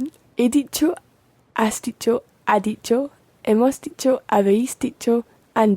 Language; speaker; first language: Spanish; non-native, learner; English